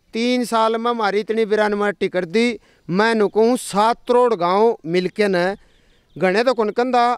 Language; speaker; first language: Hindi; native; Hindi